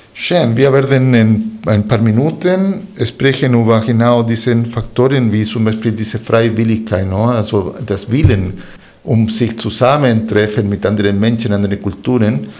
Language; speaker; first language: German; non-native, fluent; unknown